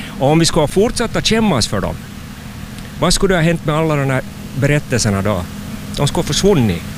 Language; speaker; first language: Swedish; native; Swedish